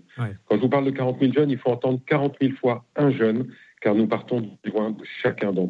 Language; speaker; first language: French; native; French